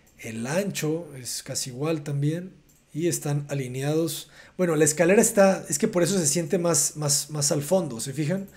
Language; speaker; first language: Spanish; native; Spanish